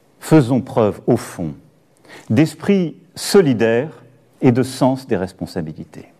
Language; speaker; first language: French; native; French